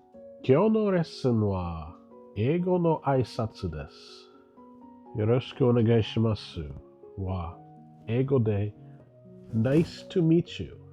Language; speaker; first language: Japanese; non-native, learner; English